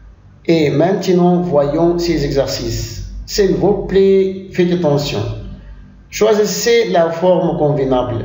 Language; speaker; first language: French; non-native, local second language; Arabic